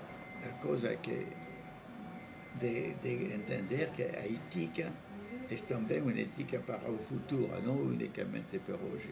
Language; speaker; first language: Spanish; non-native, fluent; French